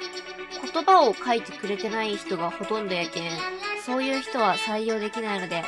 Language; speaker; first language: Japanese; native; Japanese